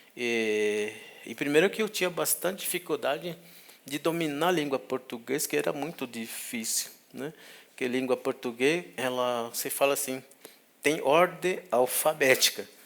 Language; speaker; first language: Portuguese; non-native, local second language; Guarani